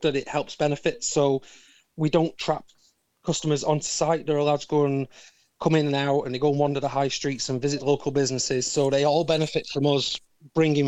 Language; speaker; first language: English; native; English